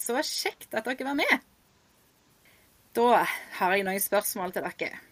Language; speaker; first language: Norwegian; native; Norwegian